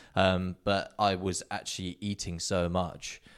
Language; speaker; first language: English; native; English